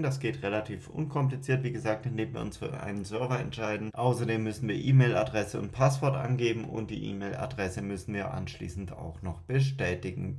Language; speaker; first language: German; native; German